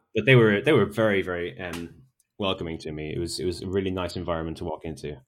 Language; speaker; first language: English; native; English